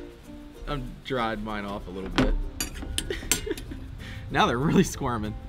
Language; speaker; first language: English; native; English